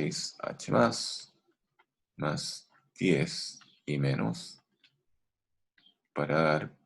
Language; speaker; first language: Spanish; native; Spanish